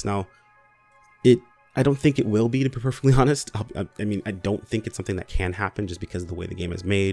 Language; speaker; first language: English; native; English